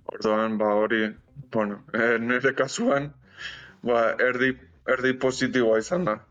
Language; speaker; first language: Basque; non-native, fluent; Spanish